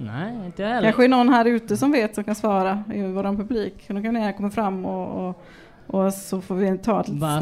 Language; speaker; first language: Swedish; native; Swedish